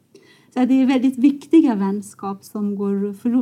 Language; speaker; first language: Swedish; non-native, fluent; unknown